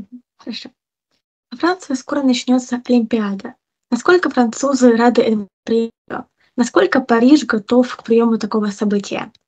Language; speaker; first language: Russian; native; Russian